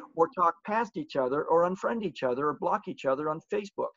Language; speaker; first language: English; native; English